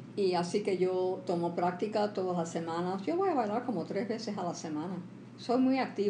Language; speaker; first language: Spanish; early bilingual, heritage; Spanish